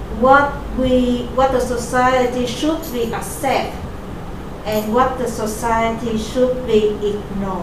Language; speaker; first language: English; non-native, fluent; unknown